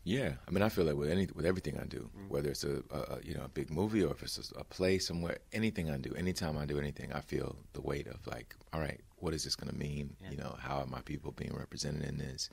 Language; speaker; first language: English; native; English